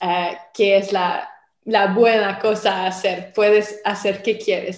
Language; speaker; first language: Spanish; non-native, learner; French